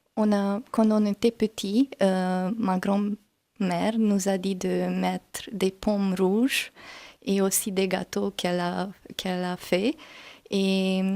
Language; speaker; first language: French; non-native, learner; Hungarian